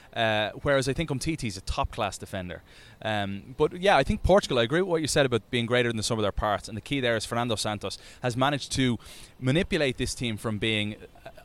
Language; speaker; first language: English; native; English